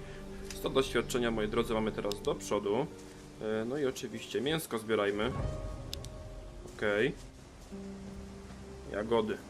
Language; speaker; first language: Polish; native; Polish